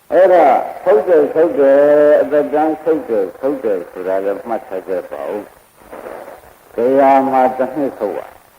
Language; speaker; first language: Burmese; native; Burmese